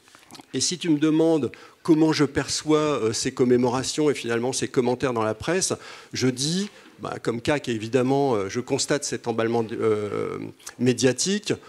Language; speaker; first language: French; native; French